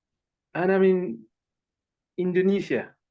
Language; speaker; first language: Arabic; non-native, learner; Indonesian